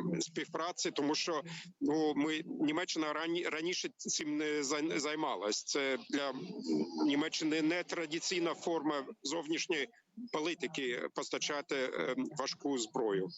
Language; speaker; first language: Ukrainian; non-native, learner; German